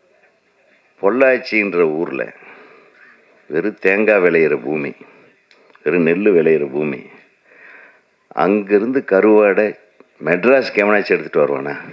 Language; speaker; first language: Tamil; native; Tamil